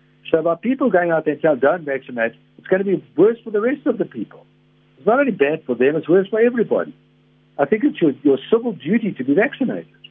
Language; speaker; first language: English; native; English